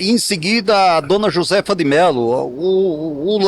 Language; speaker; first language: Portuguese; native; Portuguese